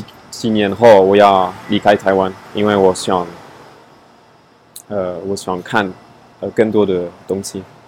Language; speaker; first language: Chinese; non-native, fluent; French